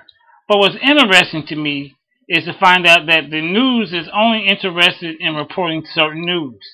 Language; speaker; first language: English; native; English